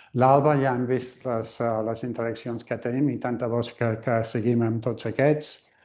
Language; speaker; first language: Catalan; non-native, fluent; English